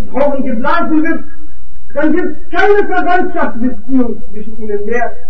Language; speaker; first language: German; non-native, fluent; Arabic